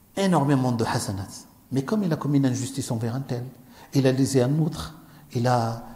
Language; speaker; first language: French; non-native, local second language; Arabic